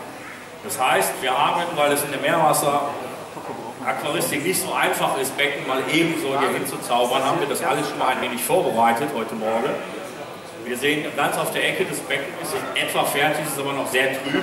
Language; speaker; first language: German; native; German